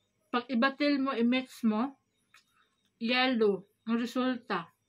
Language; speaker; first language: Filipino; non-native, local second language; Cebuano